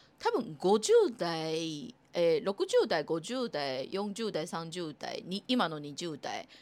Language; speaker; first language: Japanese; non-native, fluent; Cantonese